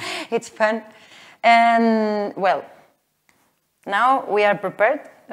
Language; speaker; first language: English; non-native, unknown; Spanish